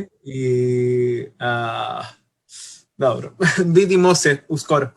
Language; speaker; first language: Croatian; non-native, learner; Spanish